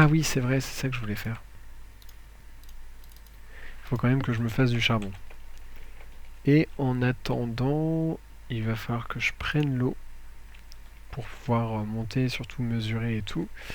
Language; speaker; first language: French; native; French